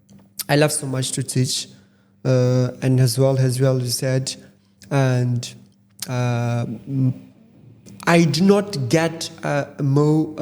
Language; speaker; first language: English; non-native, fluent; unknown